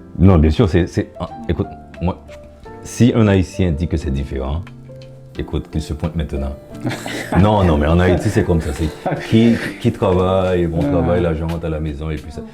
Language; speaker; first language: French; non-native, local second language; Haitian Creole